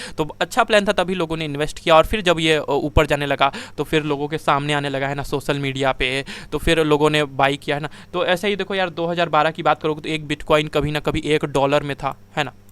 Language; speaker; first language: Hindi; native; Hindi